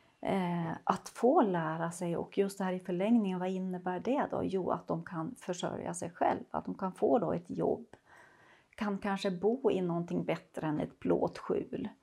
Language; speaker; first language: Swedish; native; Swedish